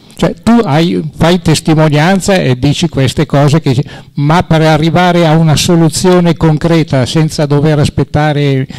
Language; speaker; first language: Italian; native; Italian